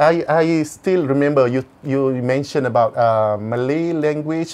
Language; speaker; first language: English; non-native, local second language; Malay